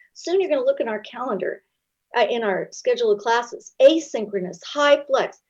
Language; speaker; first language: English; native; English